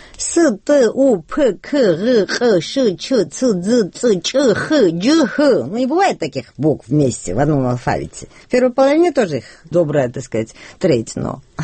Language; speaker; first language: Russian; non-native, local second language; Georgian